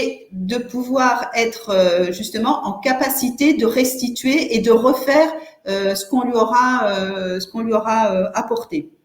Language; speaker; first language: French; native; French